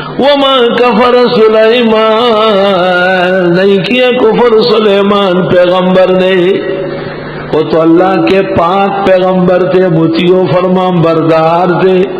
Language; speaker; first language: Urdu; non-native, local second language; Pashto